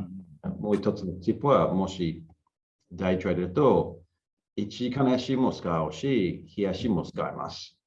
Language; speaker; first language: Japanese; non-native, learner; English